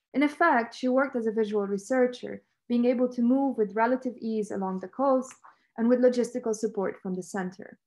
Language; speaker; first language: English; non-native, fluent; Romanian